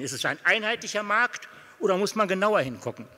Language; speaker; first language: German; native; German